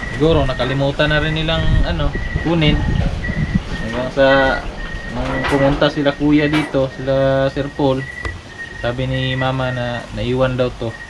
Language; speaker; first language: Filipino; non-native, local second language; Cebuano